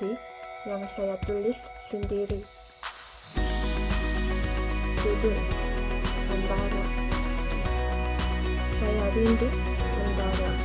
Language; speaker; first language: Indonesian; non-native, learner; Korean